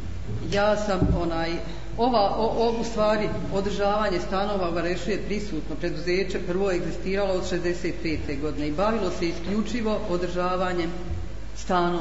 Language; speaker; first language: Croatian; native; Croatian